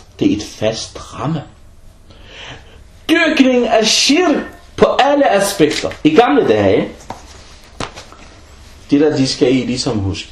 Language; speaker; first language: Danish; early bilingual, other home language; Arabic